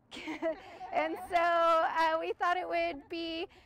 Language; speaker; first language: English; native; English